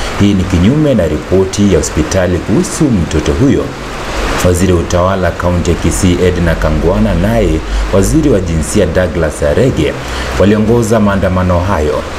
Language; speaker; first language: Swahili; non-native, local second language; Gusii